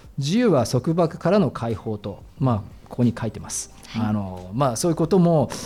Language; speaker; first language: Japanese; native; Japanese